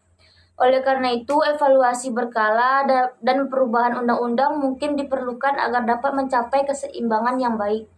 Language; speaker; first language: Indonesian; native; Indonesian